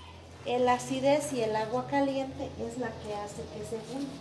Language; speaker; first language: Spanish; native; Spanish